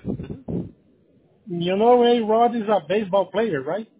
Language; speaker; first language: English; non-native, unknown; Portuguese